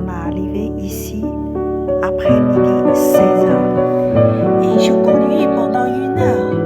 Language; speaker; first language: French; non-native, learner; Chinese